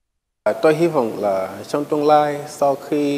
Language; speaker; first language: Vietnamese; non-native, fluent; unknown